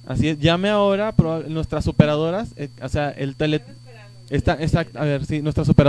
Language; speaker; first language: Spanish; native; Spanish